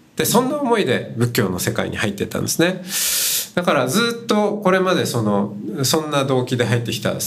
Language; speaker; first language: Japanese; native; Japanese